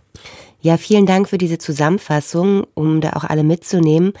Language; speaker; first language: German; native; German